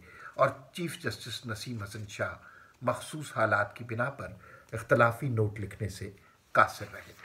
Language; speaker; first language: Urdu; native; Urdu